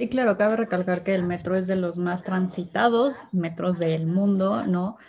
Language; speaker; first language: Spanish; native; Spanish